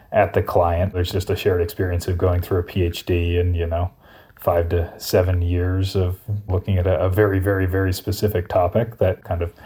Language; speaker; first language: English; native; English